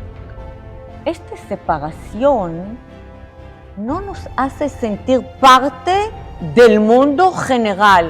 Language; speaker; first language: Spanish; non-native, fluent; Hebrew